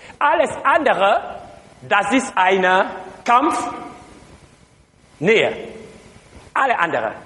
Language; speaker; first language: German; non-native, learner; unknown